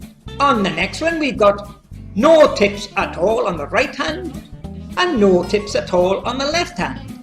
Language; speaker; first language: English; native; English